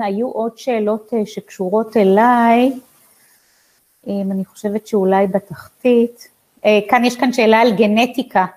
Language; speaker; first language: Hebrew; native; Hebrew